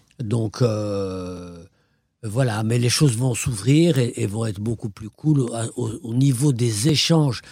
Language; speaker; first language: French; non-native, local second language; Arabic